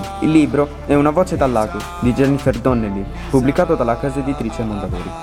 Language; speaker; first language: Italian; native; Italian